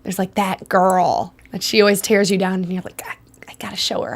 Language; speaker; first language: English; native; English